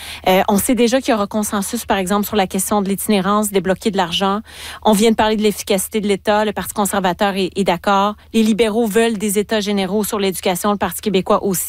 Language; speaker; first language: French; native; French